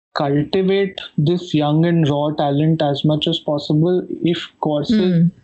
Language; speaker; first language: English; non-native, local second language; Hindi